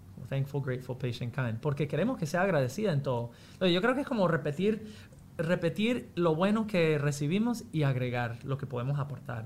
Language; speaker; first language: Spanish; non-native, fluent; English